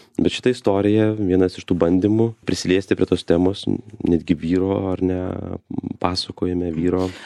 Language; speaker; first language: Lithuanian; native; Lithuanian